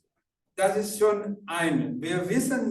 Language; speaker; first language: German; non-native, fluent; Rundi